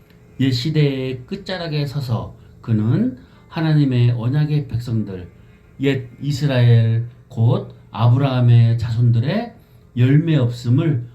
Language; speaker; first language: Korean; native; Korean